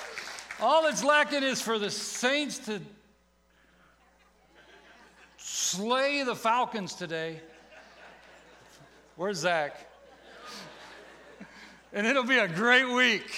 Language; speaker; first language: English; native; English